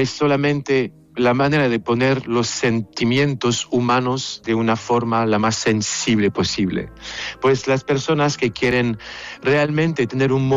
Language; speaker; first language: Spanish; non-native, fluent; French